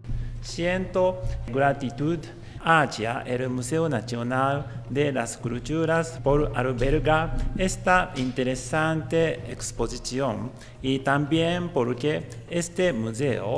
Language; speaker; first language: Spanish; non-native, fluent; Japanese